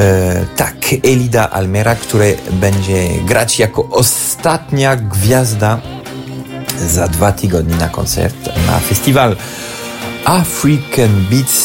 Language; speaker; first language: Polish; non-native, learner; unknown